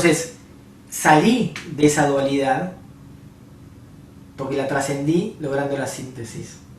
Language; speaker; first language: Spanish; native; Spanish